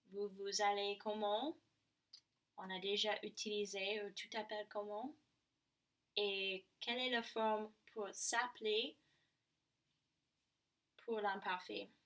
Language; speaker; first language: French; non-native, learner; English